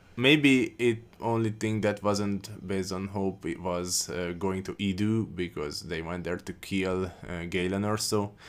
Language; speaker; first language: English; non-native, fluent; Hungarian